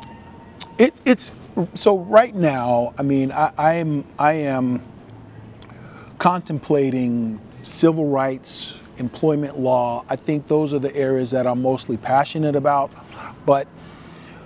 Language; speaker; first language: English; native; English